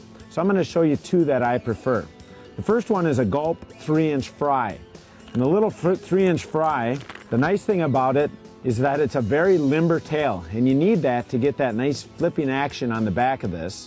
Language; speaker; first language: English; native; English